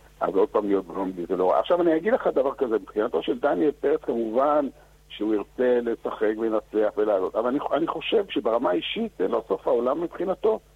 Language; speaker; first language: Hebrew; native; Hebrew